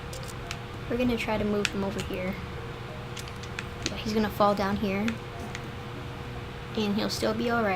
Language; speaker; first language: English; native; English